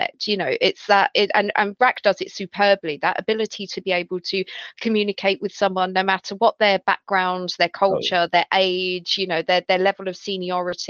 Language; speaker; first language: English; native; English